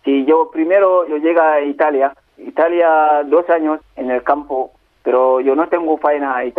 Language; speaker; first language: Spanish; non-native, learner; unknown